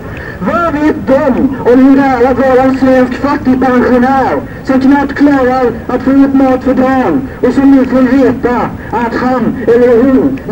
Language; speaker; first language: Swedish; native; Swedish